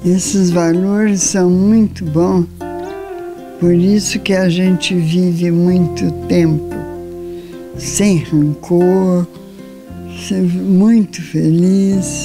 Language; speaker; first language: Portuguese; early bilingual, other home language; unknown